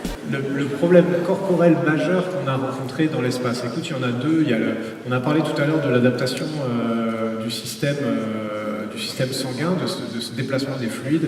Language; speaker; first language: French; native; French